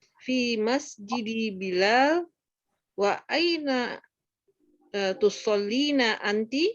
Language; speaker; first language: Arabic; non-native, learner; Indonesian